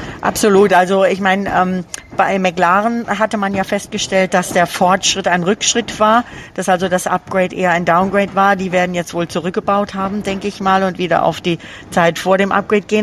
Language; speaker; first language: German; native; German